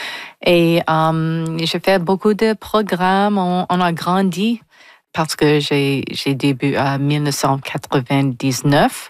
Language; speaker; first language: French; non-native, local second language; English